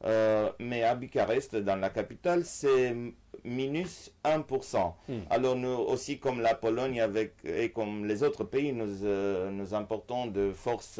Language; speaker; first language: French; non-native, fluent; Romanian